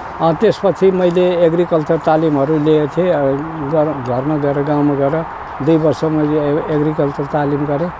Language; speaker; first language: Nepali; non-native, local second language; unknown